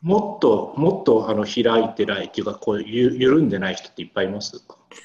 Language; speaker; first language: Japanese; native; Japanese